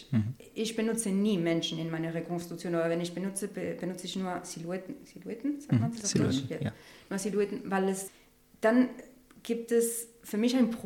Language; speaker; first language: German; non-native, learner; Spanish